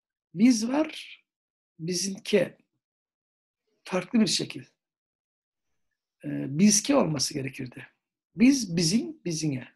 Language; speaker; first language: Turkish; native; Turkish